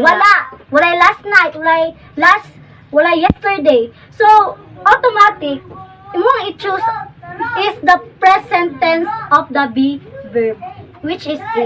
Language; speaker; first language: English; non-native, local second language; Cebuano